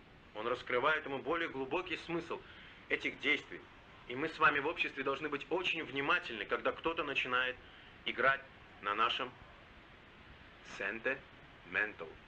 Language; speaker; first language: Russian; native; Russian